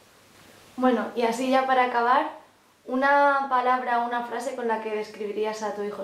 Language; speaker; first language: Spanish; native; Spanish